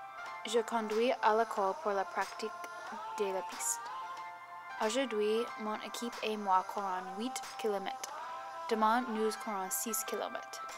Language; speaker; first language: French; non-native, learner; English